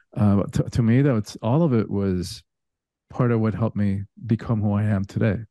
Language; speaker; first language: English; early bilingual, other home language; Spanish